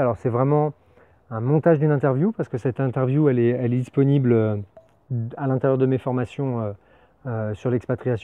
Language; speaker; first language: French; native; French